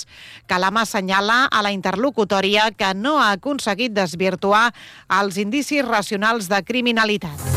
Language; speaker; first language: Catalan; native; Catalan